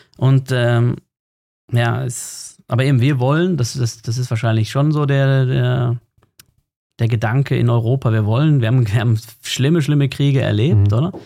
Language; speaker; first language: German; native; German